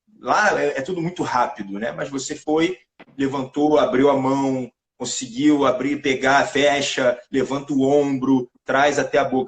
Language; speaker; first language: Portuguese; native; Portuguese